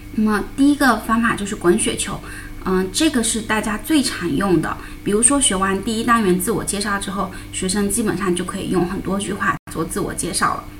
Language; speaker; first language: Chinese; native; Chinese